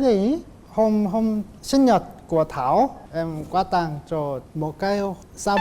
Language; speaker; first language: Vietnamese; non-native, learner; Korean